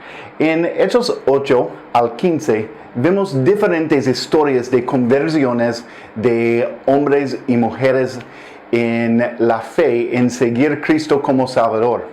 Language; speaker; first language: Spanish; non-native, fluent; English